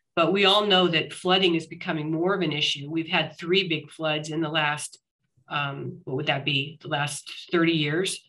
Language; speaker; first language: English; native; English